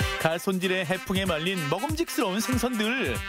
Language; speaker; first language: Korean; native; Korean